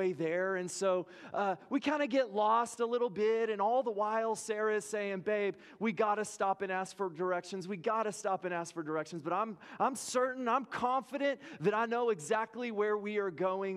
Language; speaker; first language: English; native; English